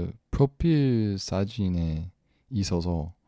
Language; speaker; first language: Korean; non-native, learner; English